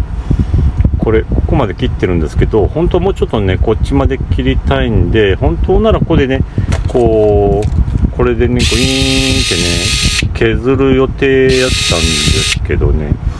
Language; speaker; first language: Japanese; native; Japanese